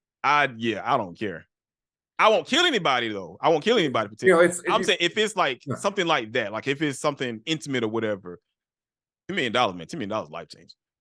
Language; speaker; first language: English; native; English